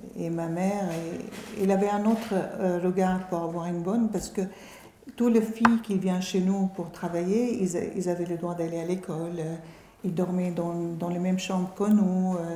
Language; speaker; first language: French; non-native, fluent; Arabic